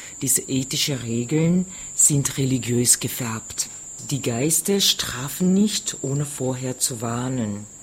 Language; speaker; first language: German; non-native, fluent; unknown